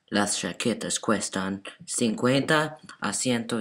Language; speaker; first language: Spanish; non-native, learner; English